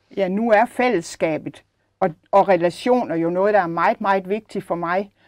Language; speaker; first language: Danish; native; Danish